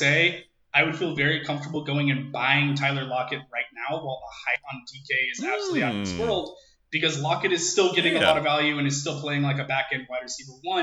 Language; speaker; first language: English; native; English